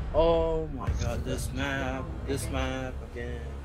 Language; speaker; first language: English; non-native, fluent; Chinese